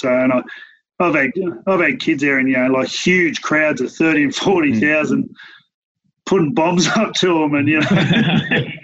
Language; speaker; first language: English; native; English